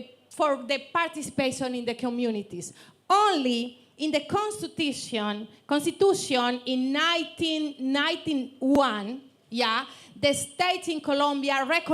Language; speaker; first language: English; non-native, learner; Spanish